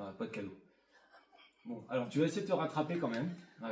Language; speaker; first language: French; native; French